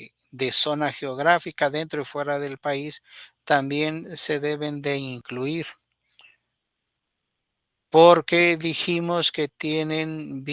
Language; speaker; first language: Spanish; native; Spanish